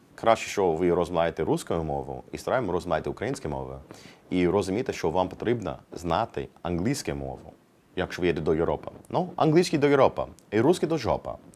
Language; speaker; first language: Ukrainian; non-native, learner; English